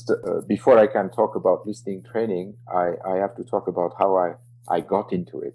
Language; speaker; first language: English; non-native, fluent; French